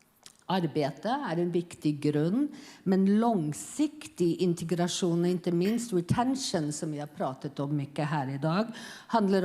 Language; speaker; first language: Swedish; non-native, fluent; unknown